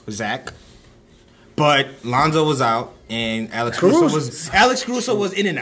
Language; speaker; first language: English; native; English